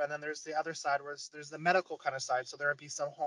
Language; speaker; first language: English; native; English